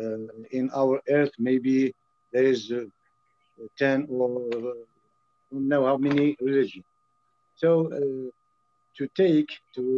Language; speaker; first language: English; non-native, learner; French